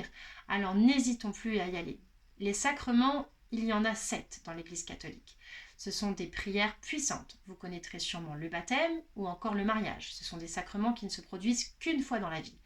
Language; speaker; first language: French; native; French